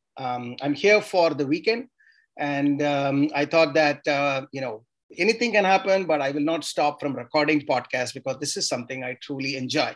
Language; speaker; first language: English; non-native, local second language; Tamil